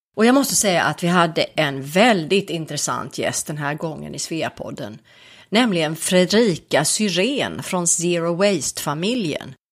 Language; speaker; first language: Swedish; native; Swedish